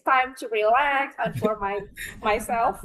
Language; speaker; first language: English; non-native, fluent; Indonesian